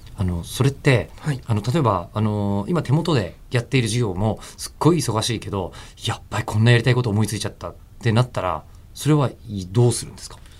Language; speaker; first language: Japanese; native; Japanese